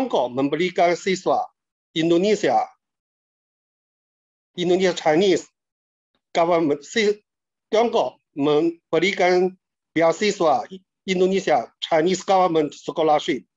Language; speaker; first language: Indonesian; non-native, fluent; Chinese